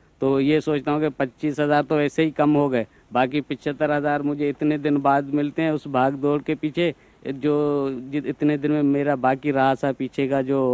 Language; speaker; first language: Urdu; non-native, local second language; Sindhi